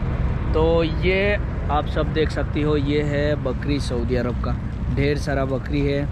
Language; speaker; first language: Hindi; non-native, local second language; Bangla